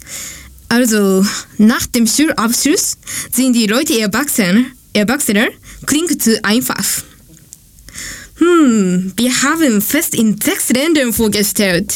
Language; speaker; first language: German; non-native, learner; Japanese